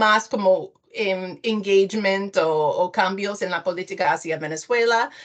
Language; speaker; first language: Spanish; non-native, fluent; English